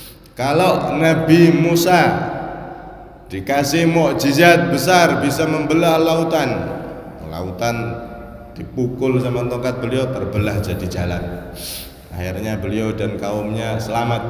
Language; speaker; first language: Indonesian; non-native, local second language; Javanese